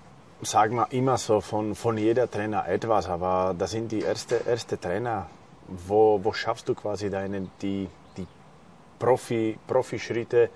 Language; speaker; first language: German; non-native, fluent; Slovak